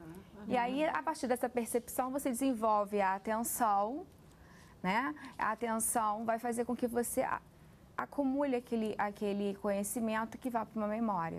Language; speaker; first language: Portuguese; native; Portuguese